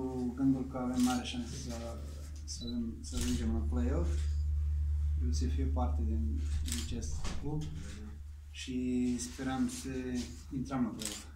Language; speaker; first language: Romanian; non-native, fluent; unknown